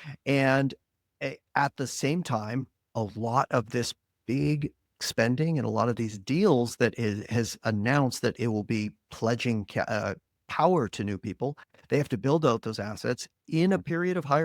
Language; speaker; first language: English; native; English